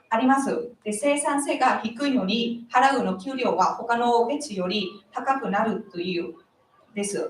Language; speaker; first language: Japanese; non-native, learner; Vietnamese